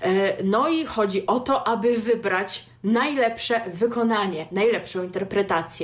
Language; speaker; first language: Polish; native; Polish